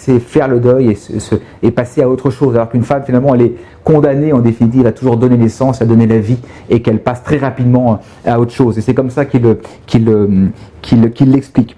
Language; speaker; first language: French; native; French